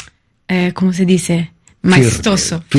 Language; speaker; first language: Spanish; non-native, fluent; Italian